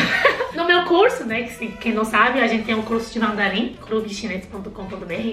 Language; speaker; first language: Portuguese; non-native, fluent; Chinese